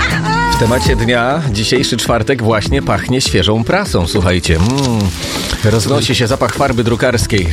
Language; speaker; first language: Polish; native; Polish